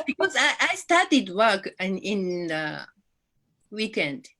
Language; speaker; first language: English; non-native, learner; Japanese